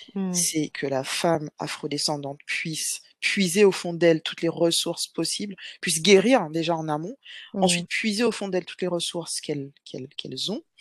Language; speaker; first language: French; native; French